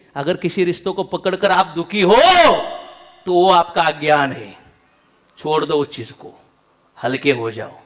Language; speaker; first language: Hindi; non-native, local second language; Marathi